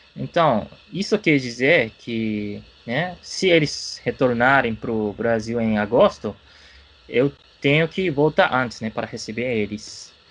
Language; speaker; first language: Portuguese; non-native, fluent; Japanese